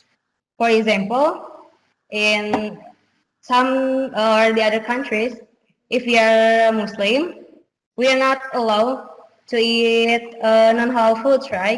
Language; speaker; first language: English; non-native, learner; Indonesian